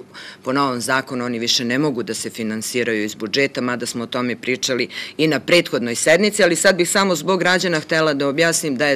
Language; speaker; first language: Serbian; native; Serbian